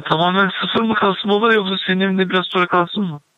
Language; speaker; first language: Turkish; native; Turkish